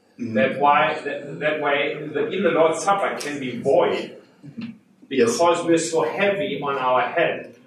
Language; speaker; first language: English; non-native, fluent; German